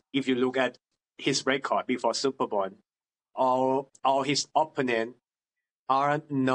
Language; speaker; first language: English; non-native, fluent; Thai